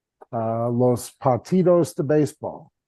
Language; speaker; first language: Spanish; non-native, learner; English